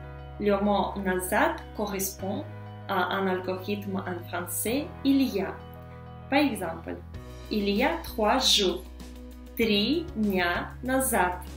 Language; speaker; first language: French; non-native, fluent; Russian